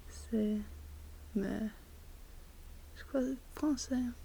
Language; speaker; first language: French; non-native, learner; Swedish